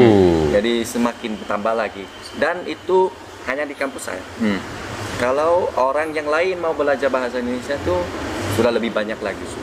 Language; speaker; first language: Indonesian; non-native, fluent; Vietnamese